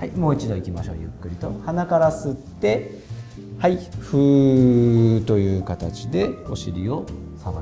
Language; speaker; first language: Japanese; native; Japanese